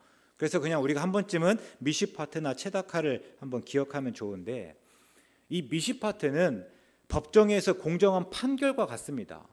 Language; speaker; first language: Korean; native; Korean